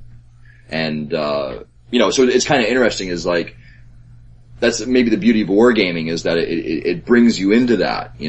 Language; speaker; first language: English; native; English